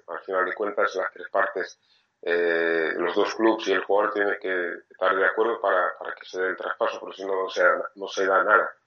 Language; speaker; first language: Spanish; non-native, fluent; French